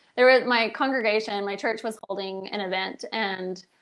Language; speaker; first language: English; native; English